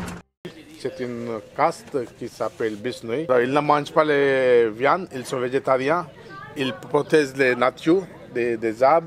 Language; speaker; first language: French; non-native, fluent; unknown